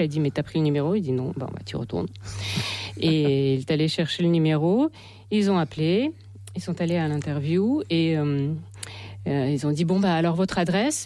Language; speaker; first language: French; non-native, fluent; Russian